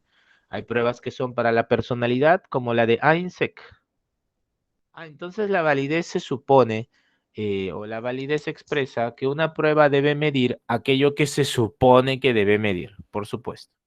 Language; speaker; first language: Spanish; native; Spanish